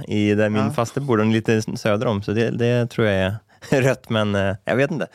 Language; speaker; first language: Swedish; native; Swedish